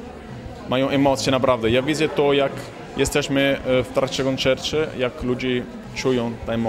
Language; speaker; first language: Polish; non-native, fluent; Italian